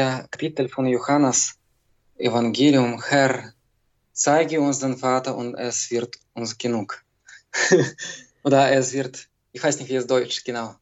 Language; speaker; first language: German; non-native, learner; Belarusian